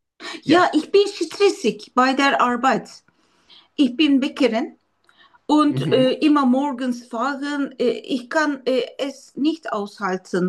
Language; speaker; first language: German; non-native, learner; Turkish